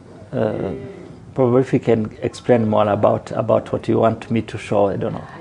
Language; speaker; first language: English; non-native, local second language; Kinyarwanda